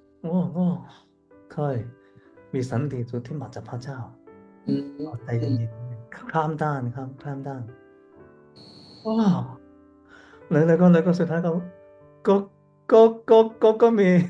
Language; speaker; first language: Thai; non-native, learner; Cantonese